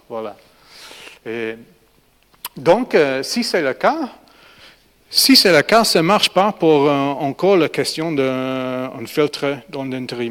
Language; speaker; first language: French; non-native, fluent; English